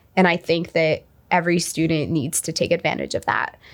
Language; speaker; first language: English; non-native, fluent; Arabic